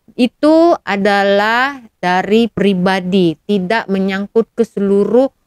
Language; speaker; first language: Malay; non-native, fluent; Indonesian